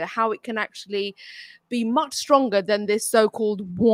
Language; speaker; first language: English; non-native, local second language; Urdu